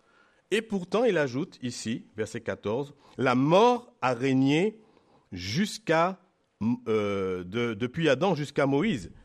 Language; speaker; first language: French; native; French